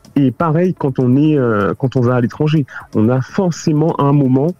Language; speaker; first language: French; native; French